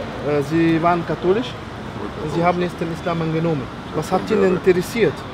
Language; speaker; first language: German; non-native, learner; Arabic